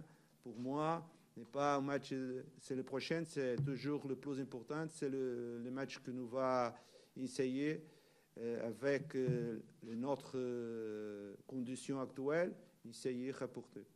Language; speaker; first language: French; non-native, learner; Portuguese